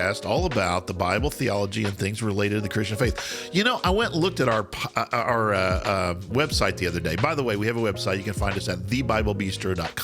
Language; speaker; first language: English; native; English